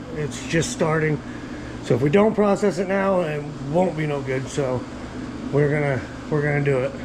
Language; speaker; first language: English; native; English